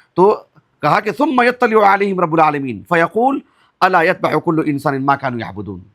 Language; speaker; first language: Urdu; native; Urdu